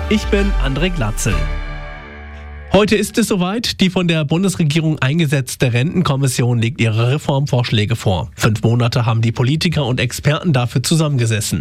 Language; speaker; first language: German; native; German